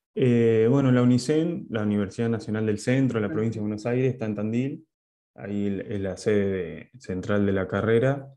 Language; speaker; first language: Spanish; non-native, fluent; French